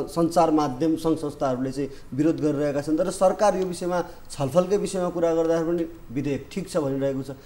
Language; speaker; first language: Nepali; native; Nepali